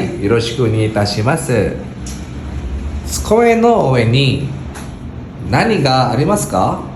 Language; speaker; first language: Japanese; non-native, learner; Filipino